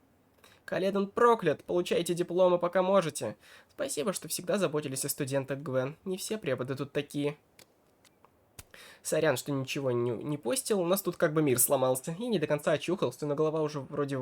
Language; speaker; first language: Russian; native; Russian